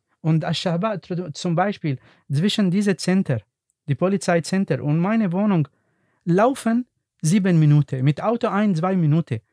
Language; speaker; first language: German; non-native, learner; Arabic